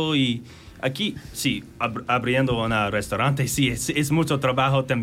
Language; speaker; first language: Spanish; non-native, learner; English